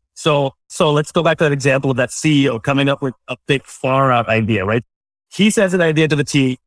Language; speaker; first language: English; non-native, local second language; Malayalam